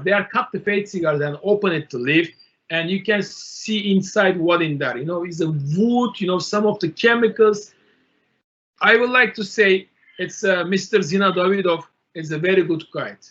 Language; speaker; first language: English; non-native, learner; Turkish